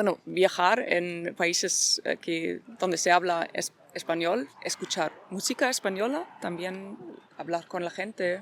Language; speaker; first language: Spanish; non-native, fluent; French